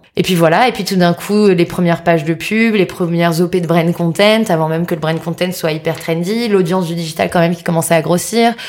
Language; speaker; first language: French; native; French